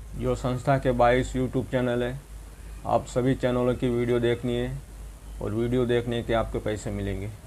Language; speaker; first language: Hindi; non-native, local second language; Gujarati